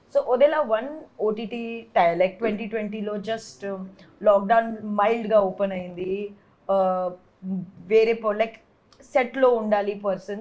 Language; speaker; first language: Telugu; non-native, learner; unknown